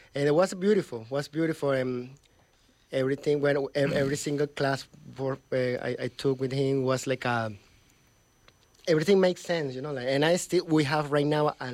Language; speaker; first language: English; non-native, fluent; Spanish